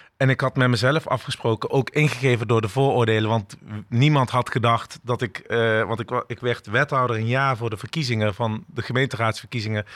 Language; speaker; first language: Dutch; early bilingual, other home language; Turkish